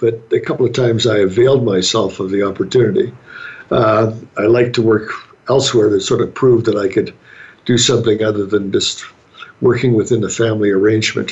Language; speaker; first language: English; native; English